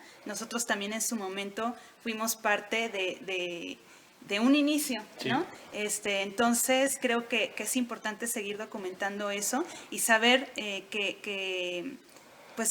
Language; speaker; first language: Spanish; native; Spanish